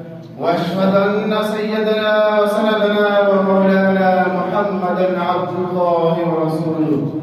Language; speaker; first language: Arabic; non-native, learner; Urdu